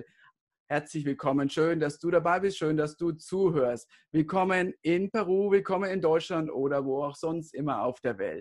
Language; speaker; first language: German; native; German